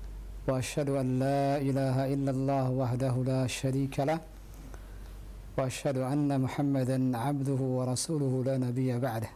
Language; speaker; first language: Arabic; non-native, fluent; Indonesian